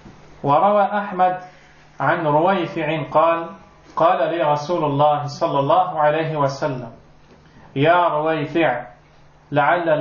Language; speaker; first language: Arabic; non-native, fluent; French